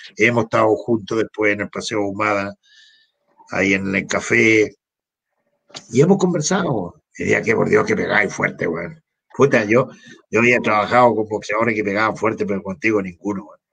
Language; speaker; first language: Spanish; native; Spanish